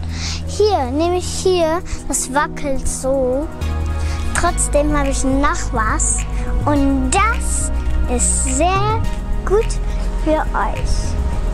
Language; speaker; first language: German; early bilingual, other home language; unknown